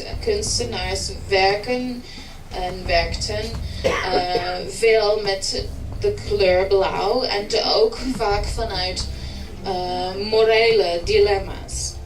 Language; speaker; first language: Dutch; early bilingual, heritage; English